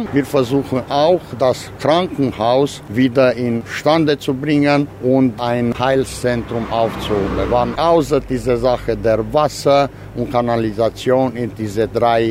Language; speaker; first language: German; non-native, local second language; Romanian